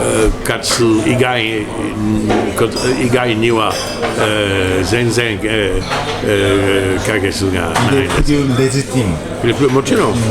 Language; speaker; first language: Japanese; non-native, learner; French